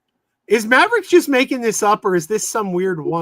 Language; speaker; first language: English; native; English